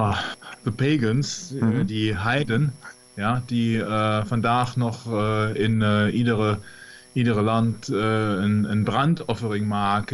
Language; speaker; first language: Dutch; non-native, fluent; German